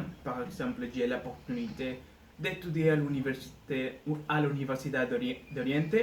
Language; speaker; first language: French; non-native, learner; Spanish